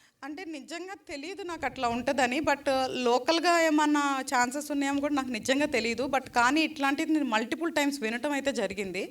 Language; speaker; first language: Telugu; native; Telugu